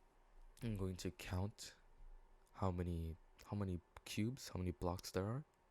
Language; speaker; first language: English; native; English